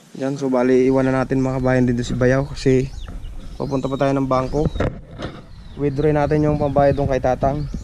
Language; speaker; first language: Filipino; non-native, local second language; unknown